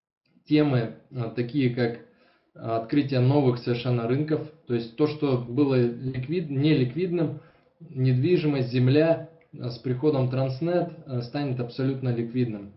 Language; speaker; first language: Russian; native; Russian